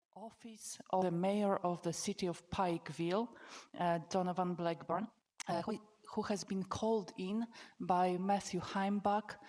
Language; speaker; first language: English; non-native, fluent; Polish